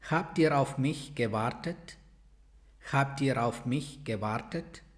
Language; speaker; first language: German; non-native, fluent; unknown